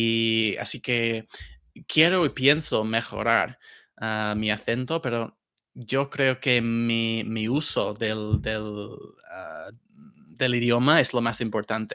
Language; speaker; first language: Spanish; non-native, fluent; English